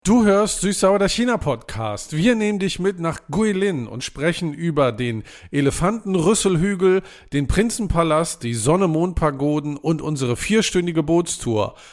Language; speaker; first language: German; native; German